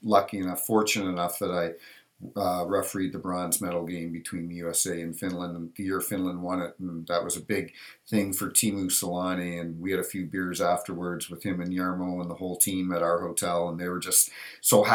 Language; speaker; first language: English; native; English